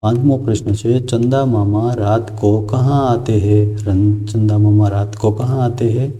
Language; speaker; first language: Hindi; non-native, local second language; Gujarati